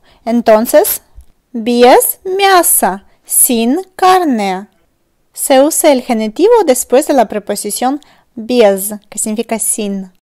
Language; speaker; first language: Spanish; non-native, fluent; Russian